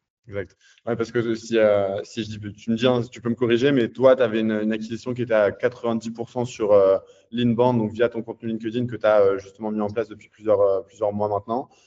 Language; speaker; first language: French; native; French